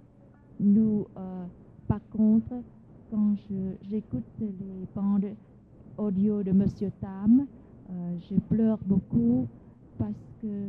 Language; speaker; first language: French; non-native, fluent; Vietnamese